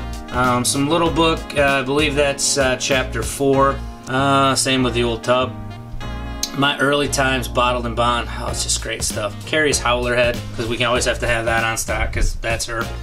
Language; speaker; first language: English; native; English